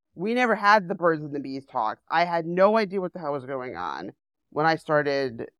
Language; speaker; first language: English; native; English